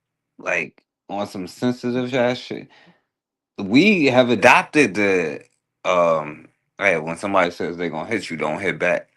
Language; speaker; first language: English; native; English